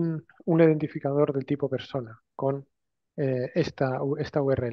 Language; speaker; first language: Spanish; native; Spanish